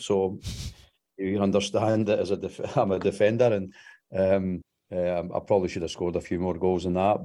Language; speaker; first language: English; native; English